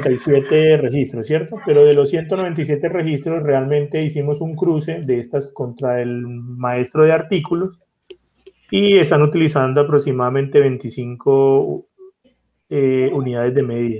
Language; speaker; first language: Spanish; native; Spanish